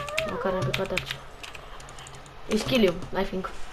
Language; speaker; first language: English; non-native, learner; Romanian